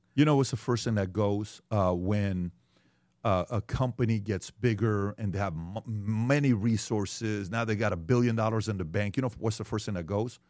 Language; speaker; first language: English; early bilingual, other home language; Persian